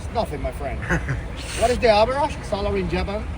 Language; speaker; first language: English; non-native, fluent; Spanish